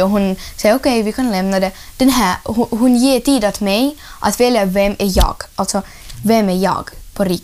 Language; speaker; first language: Swedish; non-native, learner; Russian